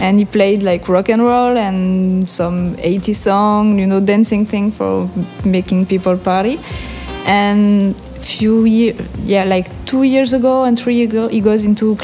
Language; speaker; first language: English; non-native, learner; French